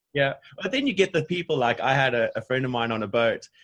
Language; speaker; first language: English; native; English